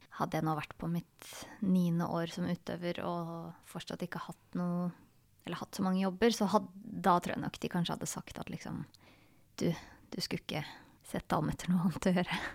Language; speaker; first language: Norwegian; native; Norwegian